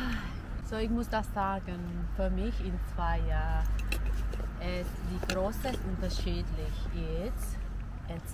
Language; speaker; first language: German; non-native, learner; Thai